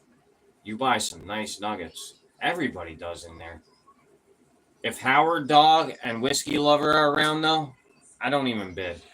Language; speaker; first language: English; native; English